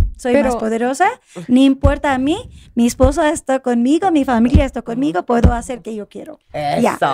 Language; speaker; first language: Spanish; non-native, fluent; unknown